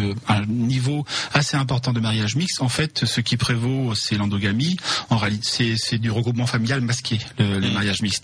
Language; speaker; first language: French; native; French